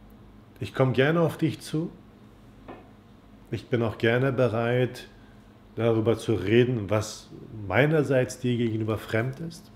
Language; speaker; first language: German; non-native, fluent; Turkish